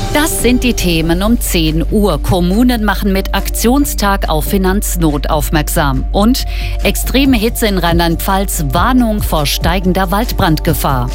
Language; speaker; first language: German; native; German